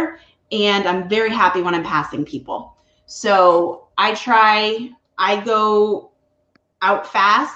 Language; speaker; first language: English; native; English